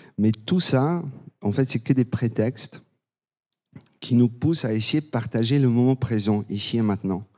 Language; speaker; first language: French; non-native, fluent; Bulgarian